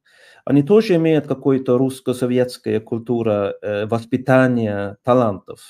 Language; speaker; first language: Russian; non-native, fluent; Norwegian